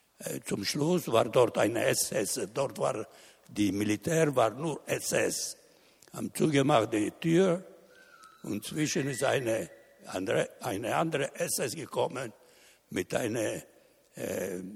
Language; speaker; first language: German; non-native, learner; Italian